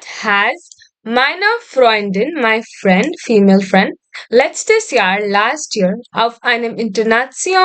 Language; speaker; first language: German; non-native, fluent; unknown